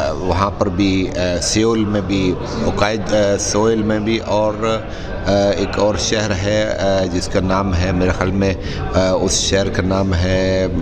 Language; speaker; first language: Urdu; non-native, local second language; Punjabi